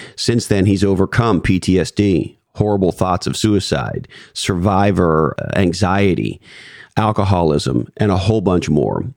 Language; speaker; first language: English; native; English